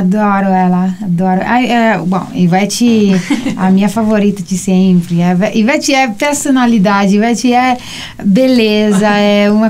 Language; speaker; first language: Portuguese; non-native, learner; Italian